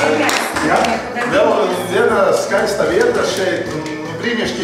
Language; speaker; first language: Latvian; non-native, local second language; Russian